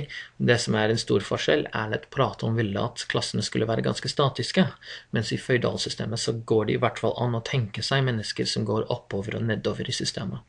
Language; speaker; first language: Norwegian; non-native, fluent; English